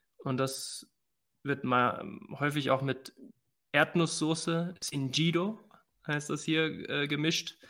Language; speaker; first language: German; early bilingual, other home language; Spanish